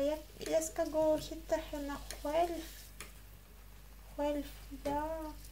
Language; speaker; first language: Swedish; non-native, learner; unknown